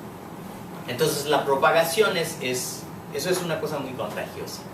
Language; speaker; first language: Spanish; non-native, fluent; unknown